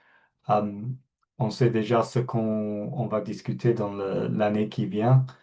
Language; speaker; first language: French; non-native, fluent; English